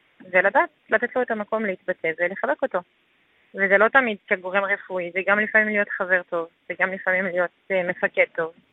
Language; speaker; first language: Hebrew; non-native, fluent; French